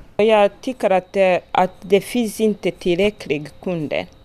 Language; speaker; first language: Swedish; non-native, learner; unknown